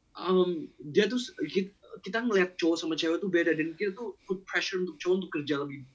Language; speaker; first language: Indonesian; early bilingual, heritage; Indonesian